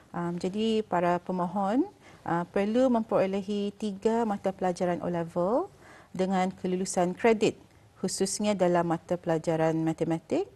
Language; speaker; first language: Malay; native; Malay